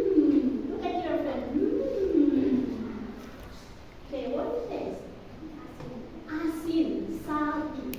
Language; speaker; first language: English; non-native, learner; Indonesian